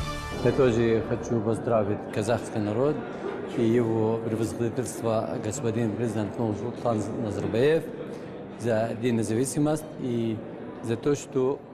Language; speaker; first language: Russian; non-native, fluent; Arabic